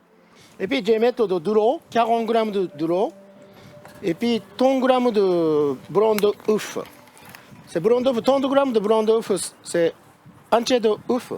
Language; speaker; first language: French; non-native, learner; Japanese